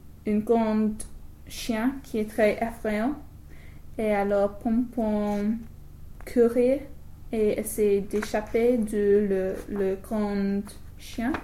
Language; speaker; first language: French; non-native, learner; English